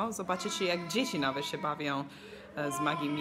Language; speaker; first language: Polish; non-native, learner; English